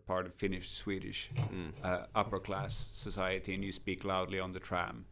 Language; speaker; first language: English; non-native, fluent; Swedish